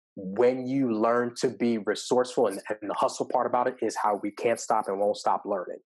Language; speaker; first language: English; native; English